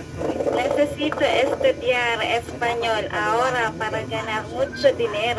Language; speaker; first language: Spanish; non-native, learner; Filipino